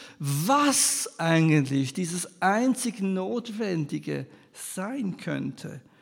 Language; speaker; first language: German; non-native, local second language; French